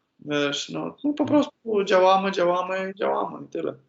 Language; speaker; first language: Polish; non-native, learner; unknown